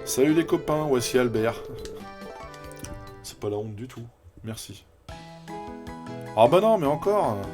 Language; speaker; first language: French; native; French